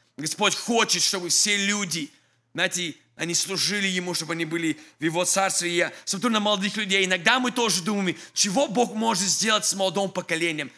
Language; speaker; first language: Russian; early bilingual, heritage; English